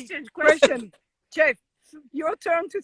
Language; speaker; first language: English; non-native, fluent; French